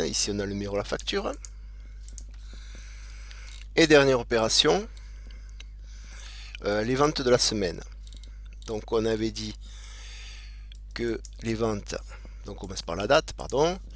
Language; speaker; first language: French; native; French